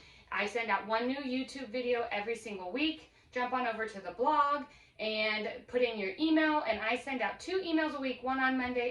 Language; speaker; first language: English; native; English